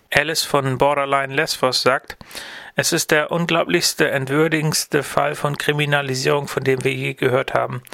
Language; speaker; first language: German; native; German